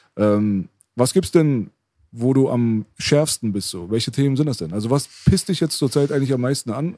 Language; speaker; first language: German; early bilingual, other home language; Persian